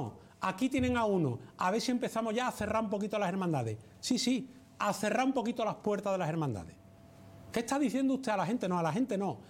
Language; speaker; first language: Spanish; native; Spanish